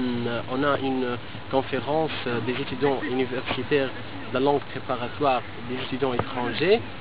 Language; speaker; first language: French; non-native, local second language; Arabic